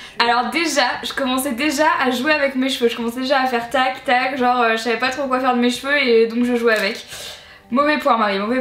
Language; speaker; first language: French; native; French